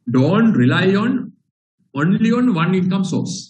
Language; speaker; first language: English; non-native, local second language; Sinhala